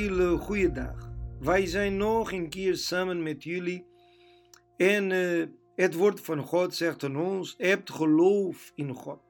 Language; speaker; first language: Dutch; non-native, fluent; Portuguese